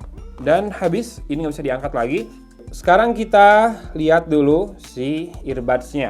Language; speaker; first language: Indonesian; native; Indonesian